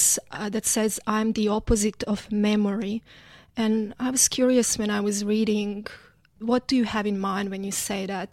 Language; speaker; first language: English; non-native, fluent; Croatian